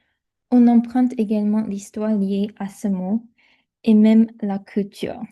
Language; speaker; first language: French; non-native, fluent; English